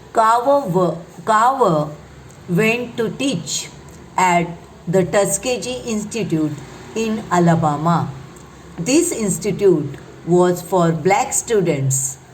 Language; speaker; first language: English; non-native, local second language; Marathi